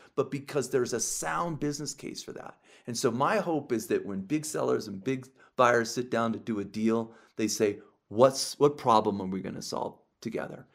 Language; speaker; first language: English; native; English